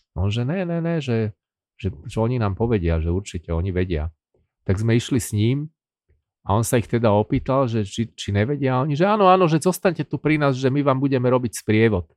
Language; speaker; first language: Slovak; native; Slovak